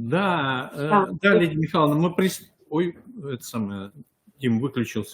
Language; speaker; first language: Russian; native; Russian